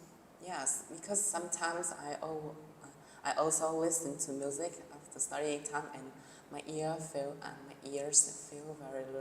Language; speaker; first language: English; non-native, learner; Vietnamese